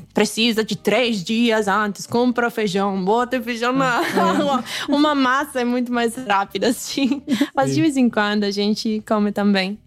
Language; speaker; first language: Portuguese; non-native, fluent; Italian